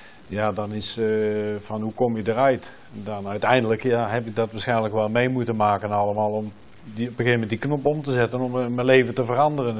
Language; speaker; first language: Dutch; native; Dutch